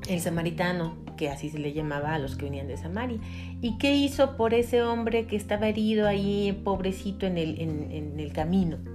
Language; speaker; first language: Spanish; native; Spanish